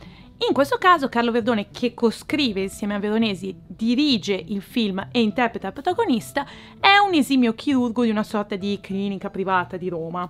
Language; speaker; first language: Italian; native; Italian